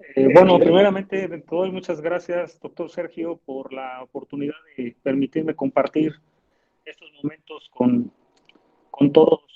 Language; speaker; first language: Spanish; native; Spanish